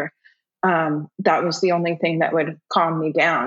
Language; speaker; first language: English; early bilingual, other home language; German